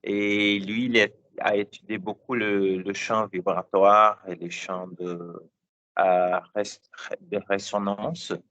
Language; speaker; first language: French; non-native, learner; Portuguese